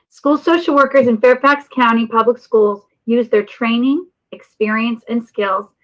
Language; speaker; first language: English; native; English